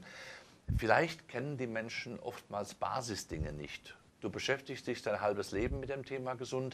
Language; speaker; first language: German; native; German